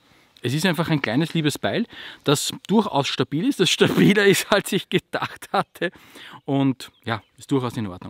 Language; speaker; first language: German; native; German